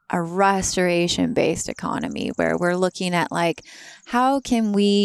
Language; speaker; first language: English; native; English